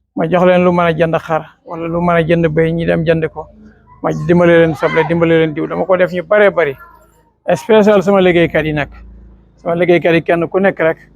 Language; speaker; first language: Wolof; native; Wolof